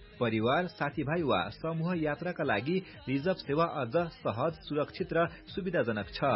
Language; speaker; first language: Nepali; native; Nepali